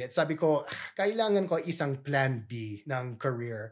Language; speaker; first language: Filipino; non-native, fluent; English